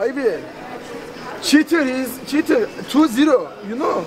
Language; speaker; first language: English; non-native, learner; Turkish